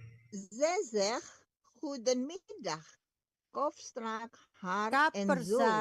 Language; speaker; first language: Dutch; non-native, learner; Indonesian